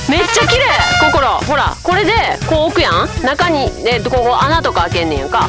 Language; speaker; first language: Japanese; native; Japanese